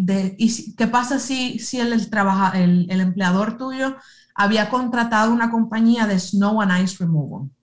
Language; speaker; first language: Spanish; early bilingual, heritage; Spanish